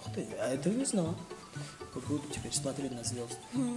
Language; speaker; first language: Russian; non-native, local second language; Tajik